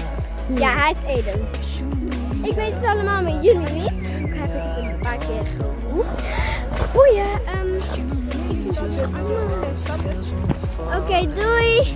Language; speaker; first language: Dutch; non-native, learner; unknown